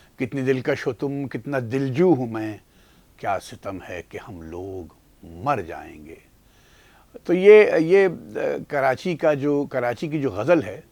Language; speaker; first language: Urdu; native; Urdu